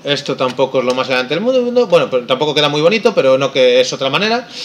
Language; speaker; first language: Spanish; non-native, local second language; Galician